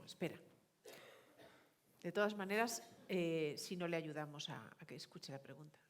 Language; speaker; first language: Spanish; native; Spanish